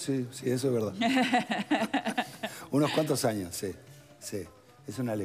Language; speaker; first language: Spanish; native; Spanish